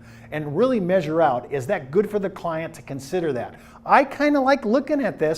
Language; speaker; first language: English; native; English